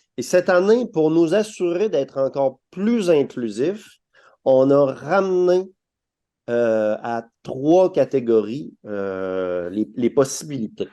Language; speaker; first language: French; native; French